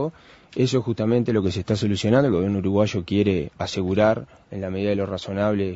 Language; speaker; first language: Spanish; native; Spanish